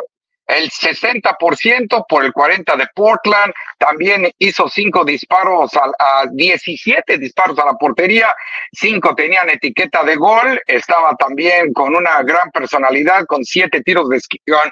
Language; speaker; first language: Spanish; native; Spanish